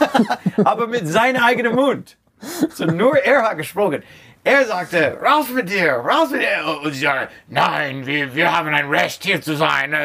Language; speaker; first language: German; non-native, learner; English